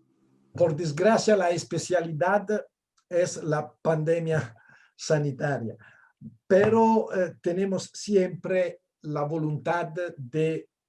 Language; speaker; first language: Spanish; non-native, fluent; Italian